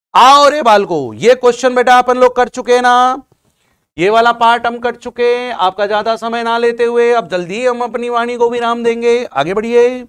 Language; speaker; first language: Hindi; native; Hindi